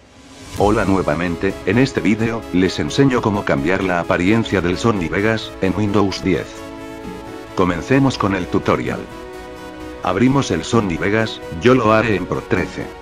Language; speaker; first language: Spanish; native; Spanish